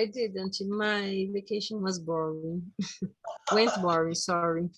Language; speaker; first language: English; non-native, learner; Portuguese